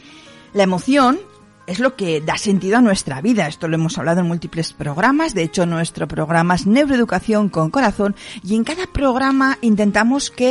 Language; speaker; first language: Spanish; native; Spanish